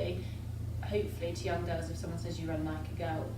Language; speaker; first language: English; native; English